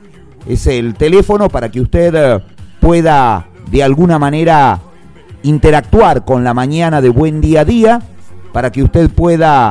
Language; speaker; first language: Spanish; native; Spanish